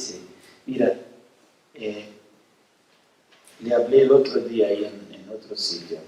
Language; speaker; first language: Spanish; non-native, fluent; Portuguese